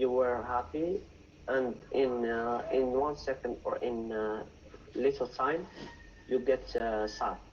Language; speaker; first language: English; non-native, learner; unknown